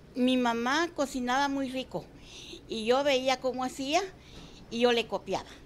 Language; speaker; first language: Spanish; native; Spanish